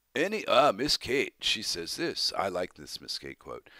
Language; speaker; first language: English; native; English